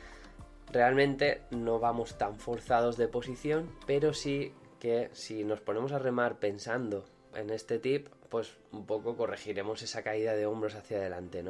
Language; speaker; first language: Spanish; native; Spanish